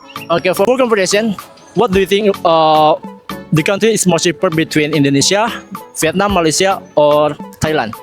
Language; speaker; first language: English; non-native, fluent; Indonesian